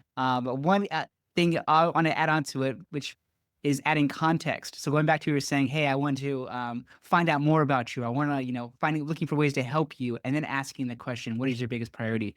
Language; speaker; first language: English; native; English